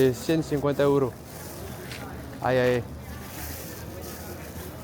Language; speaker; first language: Spanish; non-native, learner; French